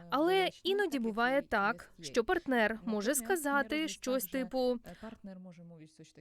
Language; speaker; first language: Ukrainian; native; Ukrainian